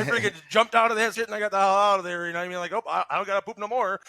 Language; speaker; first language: English; native; English